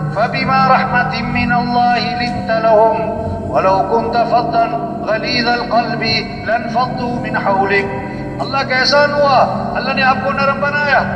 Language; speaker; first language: Urdu; non-native, local second language; Pashto